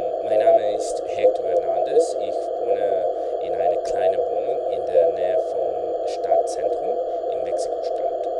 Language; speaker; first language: German; non-native, learner; Spanish